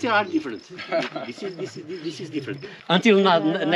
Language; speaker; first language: English; non-native, learner; Portuguese